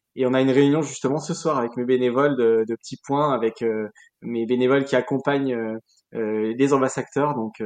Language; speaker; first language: French; native; French